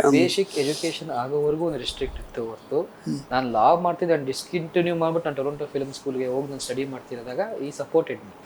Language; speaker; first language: Kannada; native; Kannada